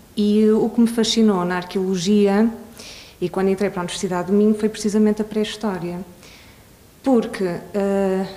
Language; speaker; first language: Portuguese; early bilingual, other home language; Swedish